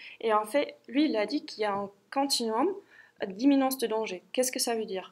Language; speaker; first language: French; non-native, fluent; German